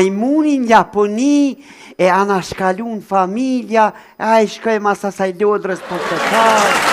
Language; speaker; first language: Albanian; native; Albanian